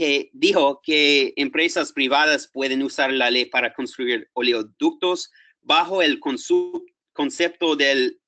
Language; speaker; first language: Spanish; non-native, fluent; English